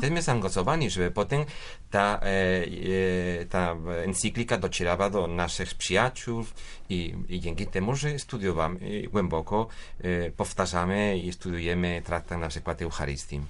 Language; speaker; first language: Polish; non-native, fluent; Spanish